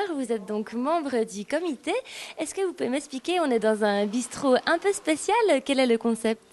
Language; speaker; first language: French; native; French